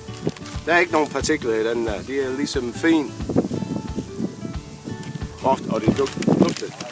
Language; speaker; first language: Danish; non-native, fluent; English